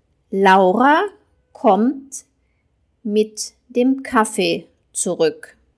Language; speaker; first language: German; native; German